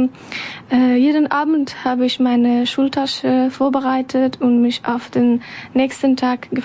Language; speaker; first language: German; non-native, fluent; Persian